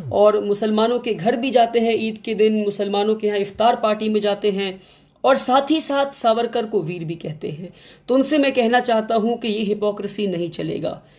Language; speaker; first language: Hindi; non-native, local second language; Kannada